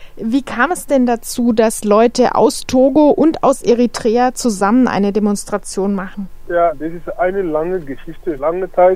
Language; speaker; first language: German; non-native, learner; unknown